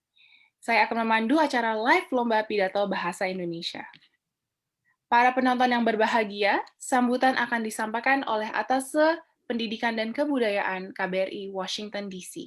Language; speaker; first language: Indonesian; native; Indonesian